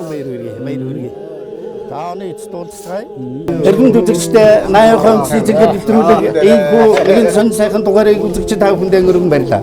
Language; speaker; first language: Mongolian; native; Mongolian